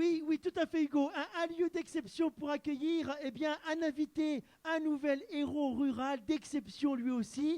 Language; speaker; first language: French; native; French